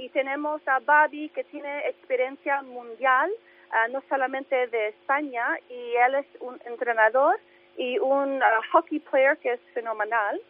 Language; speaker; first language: Spanish; early bilingual, heritage; English